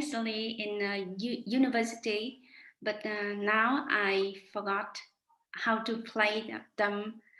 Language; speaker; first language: English; non-native, learner; Vietnamese